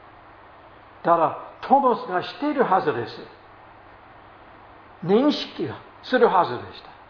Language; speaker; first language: Japanese; non-native, fluent; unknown